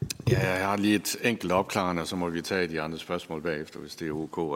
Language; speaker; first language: Danish; native; Danish